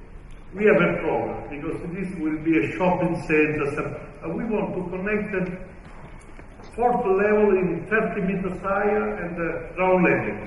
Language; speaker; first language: English; non-native, fluent; Italian